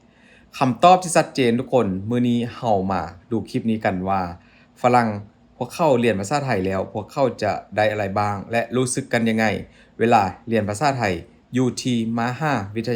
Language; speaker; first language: Thai; non-native, local second language; Northeastern Thai